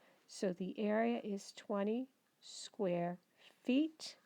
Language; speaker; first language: English; native; English